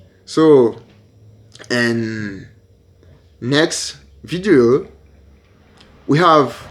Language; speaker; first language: English; non-native, learner; Haitian Creole